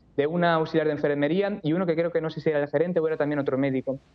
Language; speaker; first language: Spanish; native; Spanish